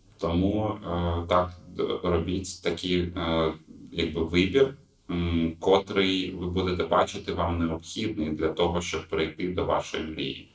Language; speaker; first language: Ukrainian; non-native, local second language; Russian